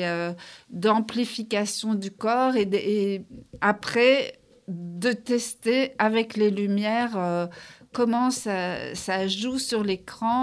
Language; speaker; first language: French; native; French